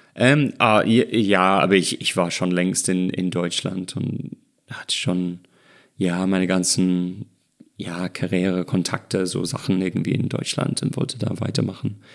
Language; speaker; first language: German; non-native, fluent; English